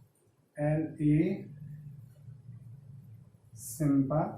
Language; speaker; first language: French; non-native, fluent; Hindi